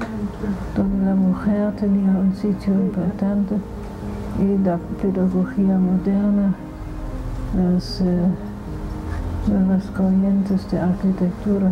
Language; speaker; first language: Spanish; non-native, fluent; German